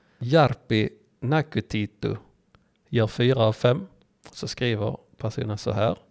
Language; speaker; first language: Swedish; native; Swedish